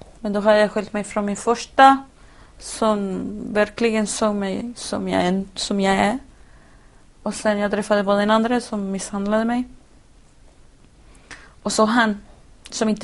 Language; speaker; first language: Swedish; non-native, fluent; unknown